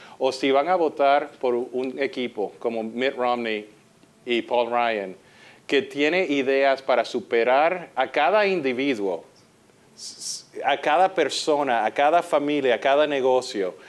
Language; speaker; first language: Spanish; native; Spanish